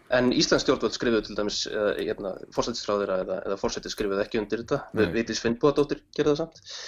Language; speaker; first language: Icelandic; native; Icelandic